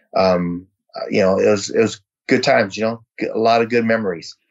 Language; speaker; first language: English; early bilingual, other home language; Vietnamese